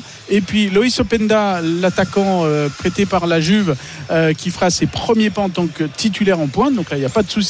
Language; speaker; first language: French; native; French